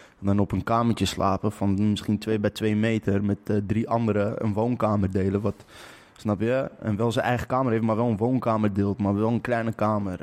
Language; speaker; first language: Dutch; native; Dutch